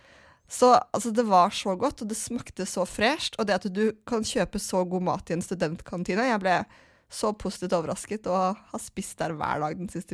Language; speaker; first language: Norwegian; native; Norwegian